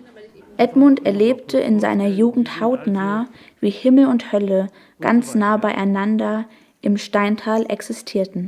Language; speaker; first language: German; native; German